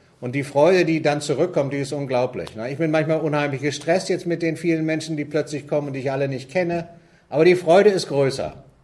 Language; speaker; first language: German; native; German